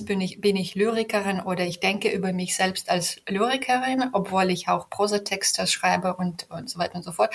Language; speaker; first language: German; non-native, fluent; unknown